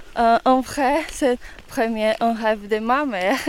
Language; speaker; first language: French; non-native, learner; Portuguese